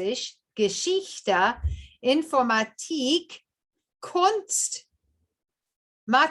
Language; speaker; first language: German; non-native, fluent; English